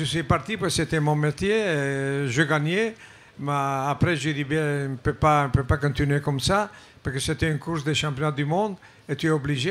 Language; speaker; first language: French; non-native, fluent; Italian